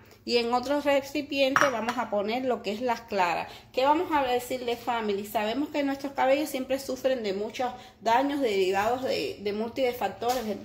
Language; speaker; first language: Spanish; native; Spanish